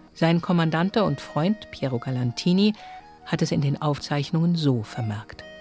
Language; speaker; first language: German; native; German